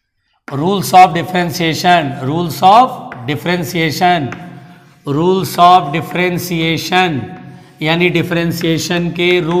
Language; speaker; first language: Hindi; native; Hindi